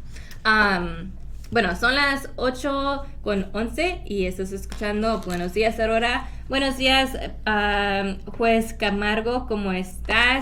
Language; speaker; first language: Spanish; early bilingual, heritage; Spanish